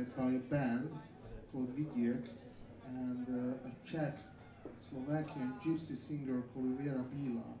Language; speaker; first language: English; non-native, fluent; Hungarian